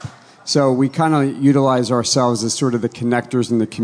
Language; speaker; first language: English; native; English